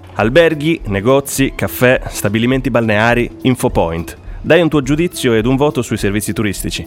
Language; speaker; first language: Italian; native; Italian